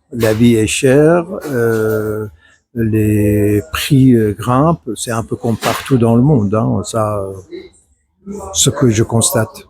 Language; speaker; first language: French; non-native, fluent; Persian